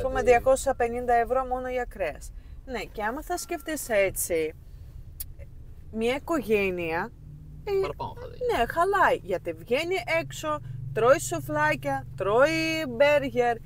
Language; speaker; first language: Greek; non-native, fluent; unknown